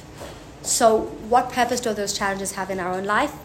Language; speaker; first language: English; native; English